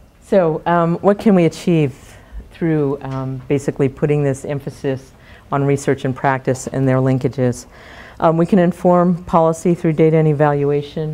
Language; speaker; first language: English; native; English